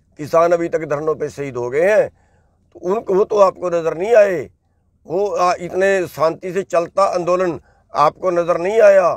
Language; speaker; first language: Hindi; non-native, local second language; Punjabi